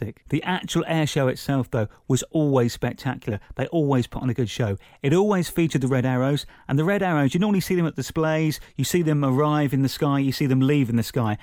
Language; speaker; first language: English; native; English